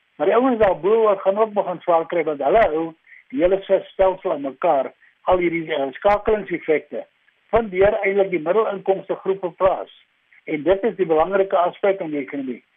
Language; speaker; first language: Afrikaans; native; Afrikaans